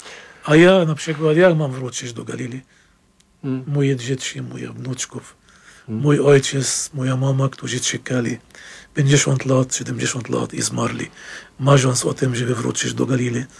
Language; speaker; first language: Polish; non-native, fluent; Arabic